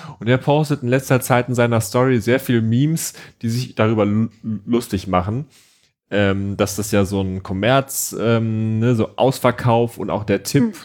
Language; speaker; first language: German; native; German